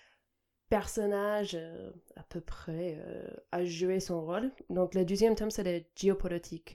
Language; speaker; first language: French; non-native, fluent; English